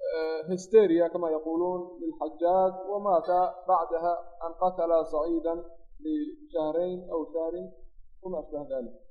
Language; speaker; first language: Arabic; non-native, local second language; Somali